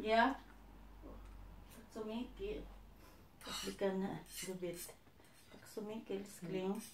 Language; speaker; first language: Swedish; non-native, learner; Filipino